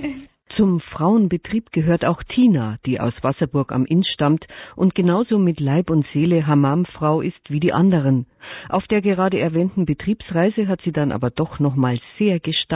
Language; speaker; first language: German; native; German